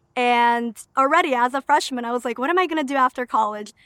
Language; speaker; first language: English; early bilingual, other home language; Albanian